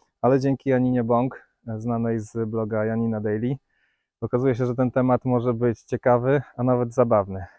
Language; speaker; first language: Polish; native; Polish